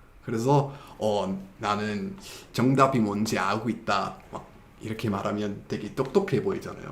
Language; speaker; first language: Korean; non-native, fluent; English